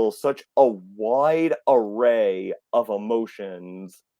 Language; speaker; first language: English; native; English